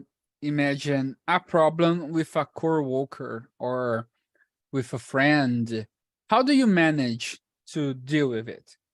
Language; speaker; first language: English; non-native, fluent; Portuguese